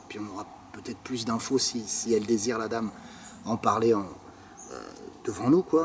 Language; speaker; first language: French; native; French